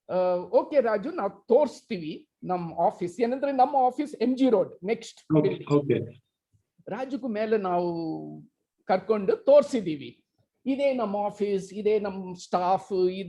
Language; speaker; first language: Kannada; non-native, local second language; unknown